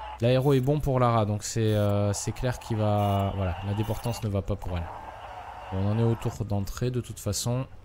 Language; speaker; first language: French; native; French